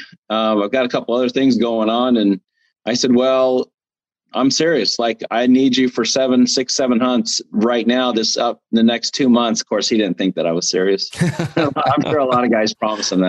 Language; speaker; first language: English; native; English